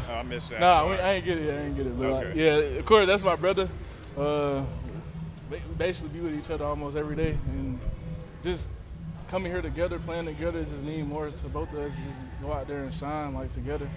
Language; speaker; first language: English; native; English